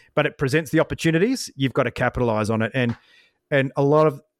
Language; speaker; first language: English; native; English